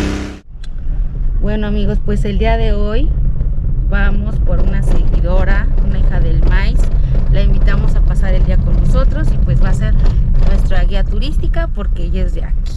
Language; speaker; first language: Spanish; native; Spanish